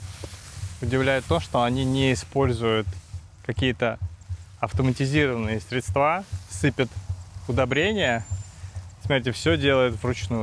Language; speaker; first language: Russian; native; Russian